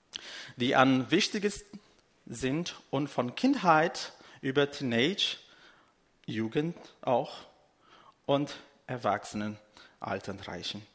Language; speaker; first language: German; non-native, fluent; Portuguese